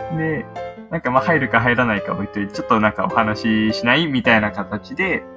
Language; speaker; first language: Japanese; native; Japanese